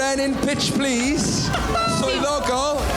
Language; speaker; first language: Welsh; native; Welsh